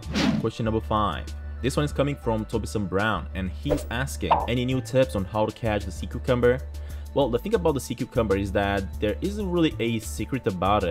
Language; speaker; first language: English; non-native, fluent; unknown